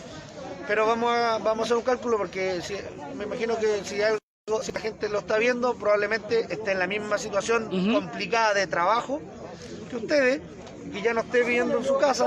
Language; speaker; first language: Spanish; native; Spanish